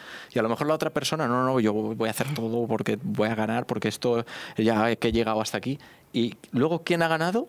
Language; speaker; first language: Spanish; native; Spanish